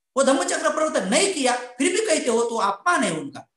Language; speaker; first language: Hindi; non-native, local second language; Marathi